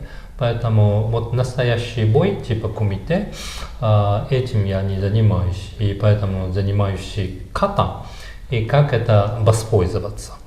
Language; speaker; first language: Russian; non-native, fluent; Japanese